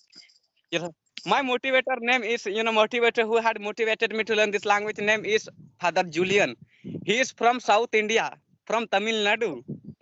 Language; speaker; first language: English; non-native, learner; Santali